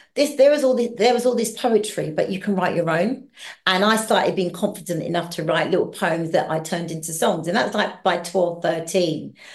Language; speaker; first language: English; native; English